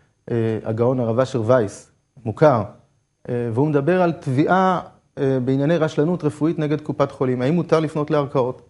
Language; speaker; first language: Hebrew; native; Hebrew